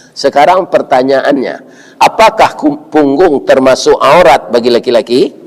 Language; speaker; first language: Malay; non-native, local second language; Minangkabau